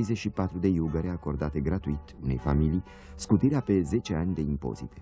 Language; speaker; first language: Romanian; native; Romanian